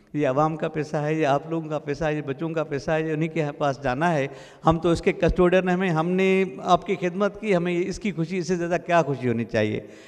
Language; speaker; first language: Urdu; non-native, local second language; Sindhi